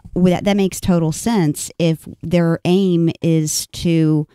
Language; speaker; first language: English; native; English